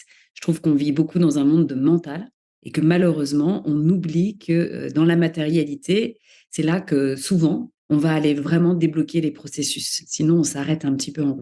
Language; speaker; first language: French; native; French